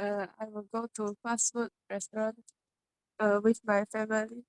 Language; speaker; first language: English; non-native, learner; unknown